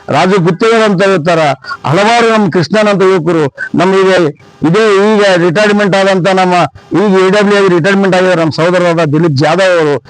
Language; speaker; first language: Kannada; native; Kannada